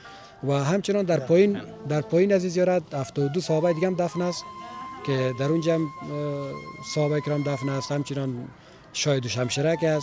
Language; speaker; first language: Persian; native; Persian